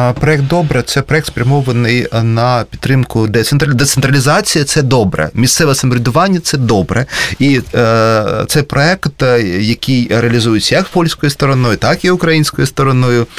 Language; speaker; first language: Ukrainian; native; Ukrainian